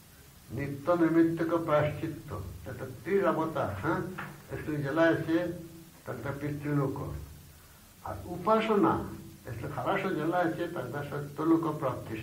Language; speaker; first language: Russian; non-native, learner; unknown